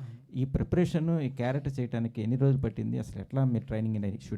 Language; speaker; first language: Telugu; native; Telugu